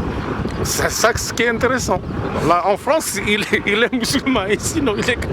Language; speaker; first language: French; non-native, fluent; Portuguese